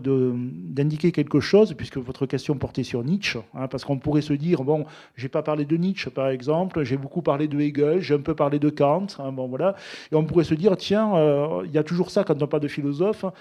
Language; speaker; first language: French; native; French